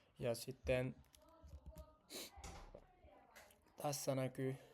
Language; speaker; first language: Finnish; non-native, learner; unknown